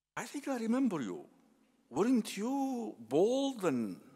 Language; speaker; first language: English; non-native, fluent; Arabic